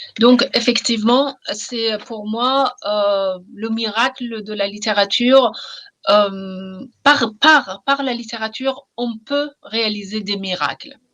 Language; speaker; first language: French; non-native, fluent; Persian